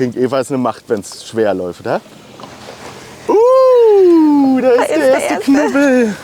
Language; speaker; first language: German; native; German